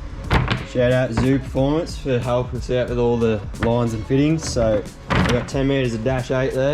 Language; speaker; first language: English; native; English